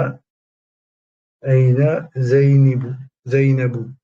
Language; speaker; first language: Arabic; non-native, learner; French